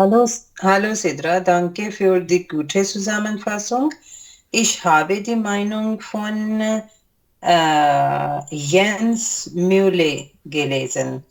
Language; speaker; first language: German; non-native, learner; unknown